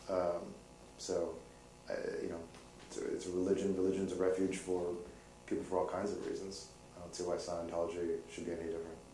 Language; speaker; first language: English; native; English